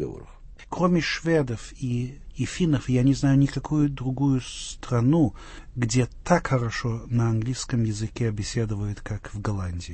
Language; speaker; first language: Russian; non-native, fluent; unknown